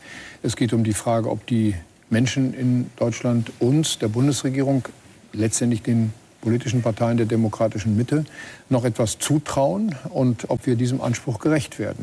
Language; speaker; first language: German; native; German